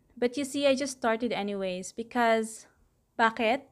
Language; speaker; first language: English; non-native, local second language; Filipino